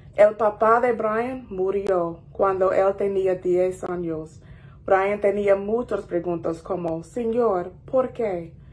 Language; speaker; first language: Spanish; non-native, fluent; English